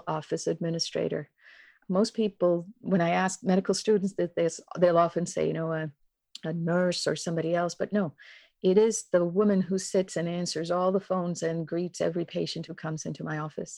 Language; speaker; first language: English; non-native, local second language; Tamil